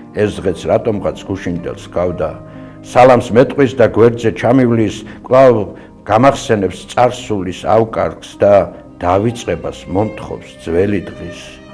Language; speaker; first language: Georgian; native; Georgian